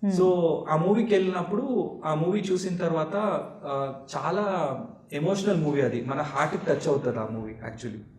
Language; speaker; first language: Telugu; non-native, local second language; Marathi